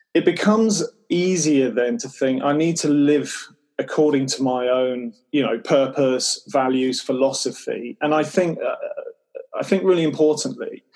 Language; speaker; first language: English; native; English